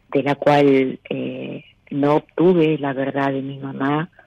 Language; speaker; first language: Spanish; native; Spanish